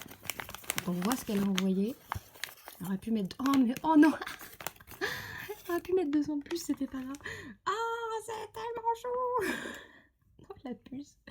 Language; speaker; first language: French; native; French